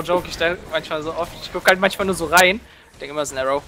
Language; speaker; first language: German; native; German